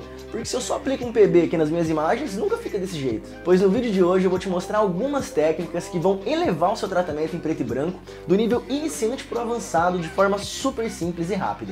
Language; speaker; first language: Portuguese; native; Portuguese